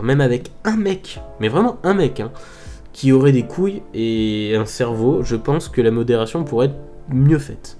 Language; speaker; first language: French; native; French